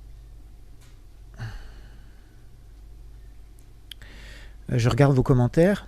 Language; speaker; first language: French; native; French